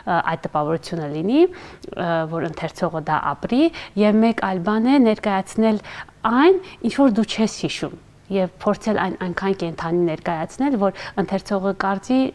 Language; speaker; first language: Armenian; native; Armenian